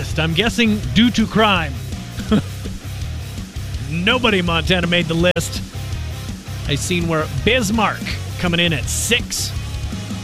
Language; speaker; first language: English; native; English